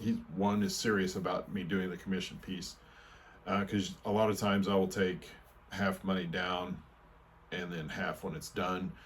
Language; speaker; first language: English; native; English